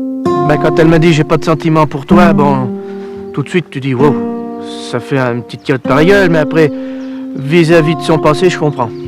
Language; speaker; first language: French; native; French